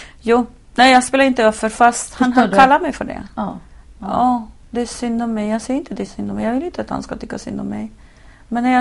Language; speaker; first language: Swedish; non-native, fluent; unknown